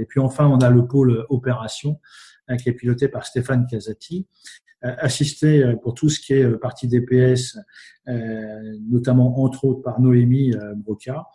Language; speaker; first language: French; native; French